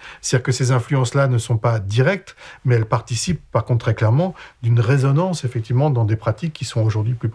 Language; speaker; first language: French; native; French